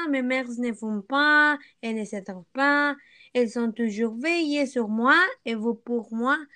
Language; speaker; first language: French; non-native, learner; Spanish